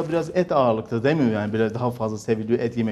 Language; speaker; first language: Turkish; native; Turkish